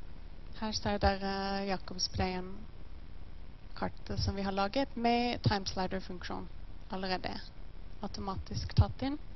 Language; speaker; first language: Norwegian; non-native, learner; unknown